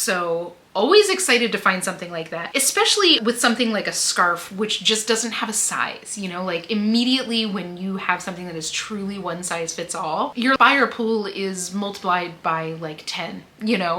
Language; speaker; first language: English; native; English